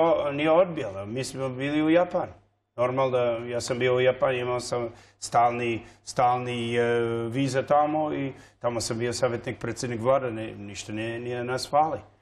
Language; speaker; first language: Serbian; early bilingual, heritage; English